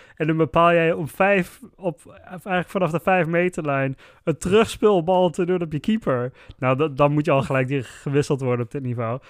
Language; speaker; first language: Dutch; native; Dutch